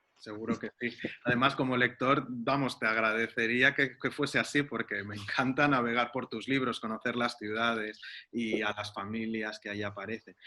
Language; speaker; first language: Spanish; native; Spanish